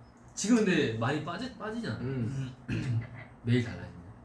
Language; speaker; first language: Korean; early bilingual, heritage; Korean